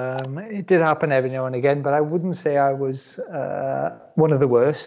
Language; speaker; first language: English; non-native, local second language; Welsh